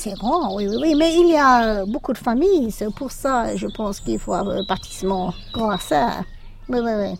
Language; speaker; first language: French; non-native, learner; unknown